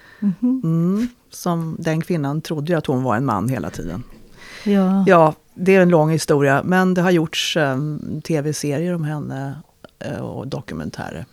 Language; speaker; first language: Swedish; native; Swedish